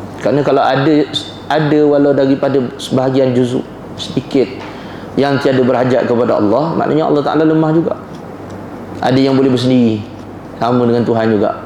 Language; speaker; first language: Malay; native; Malay